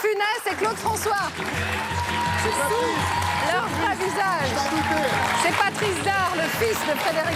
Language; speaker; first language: French; native; French